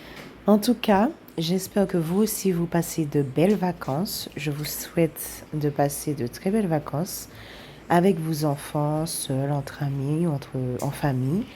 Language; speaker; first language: French; native; French